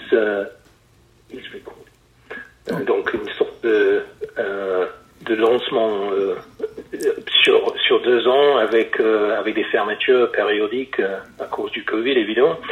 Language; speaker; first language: French; non-native, fluent; English